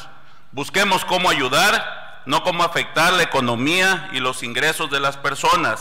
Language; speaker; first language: Spanish; native; Spanish